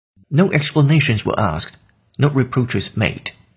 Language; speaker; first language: English; non-native, fluent; Chinese